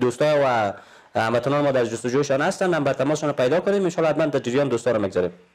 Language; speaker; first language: Persian; native; Persian